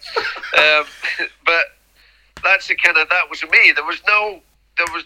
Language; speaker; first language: English; native; English